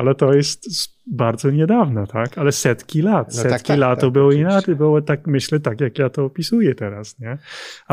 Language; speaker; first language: Polish; non-native, fluent; Dutch